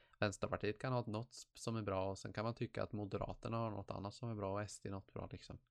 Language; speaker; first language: Swedish; native; Swedish